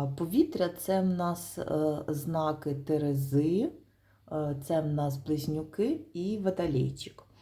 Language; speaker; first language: Ukrainian; non-native, local second language; Russian